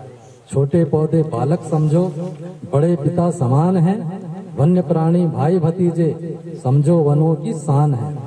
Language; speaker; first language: Hindi; native; Hindi